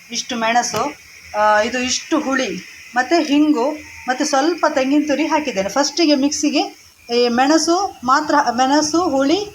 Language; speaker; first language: Kannada; non-native, local second language; Konkani